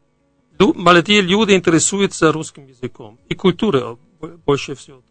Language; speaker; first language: Russian; non-native, fluent; German